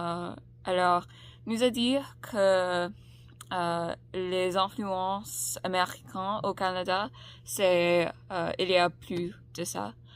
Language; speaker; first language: French; non-native, learner; English